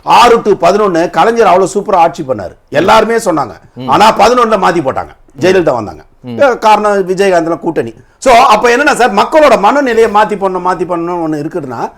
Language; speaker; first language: Tamil; native; Tamil